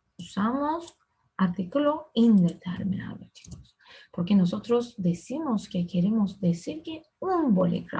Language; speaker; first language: Spanish; non-native, fluent; Turkish